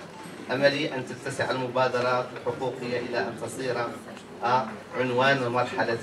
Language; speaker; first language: Arabic; native; Arabic